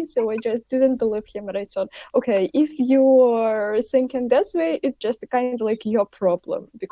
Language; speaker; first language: English; non-native, fluent; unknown